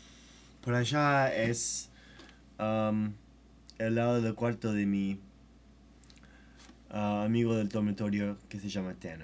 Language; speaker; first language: Spanish; non-native, fluent; English